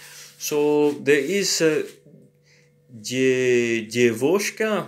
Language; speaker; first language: Russian; non-native, learner; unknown